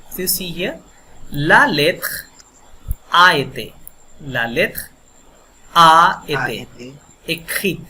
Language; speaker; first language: French; non-native, fluent; Bangla